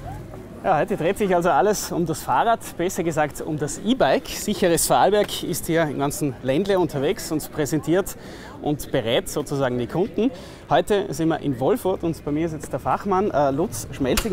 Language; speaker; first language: German; native; German